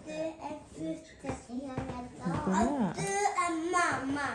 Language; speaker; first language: Swedish; early bilingual, other home language; Mongolian